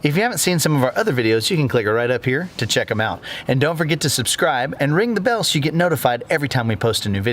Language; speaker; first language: English; native; English